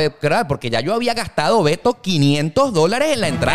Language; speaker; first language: Spanish; native; Spanish